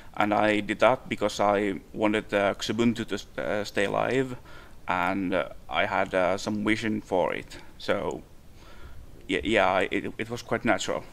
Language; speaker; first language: English; non-native, fluent; Finnish